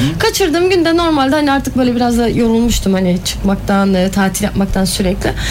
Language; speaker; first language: Turkish; early bilingual, heritage; Turkish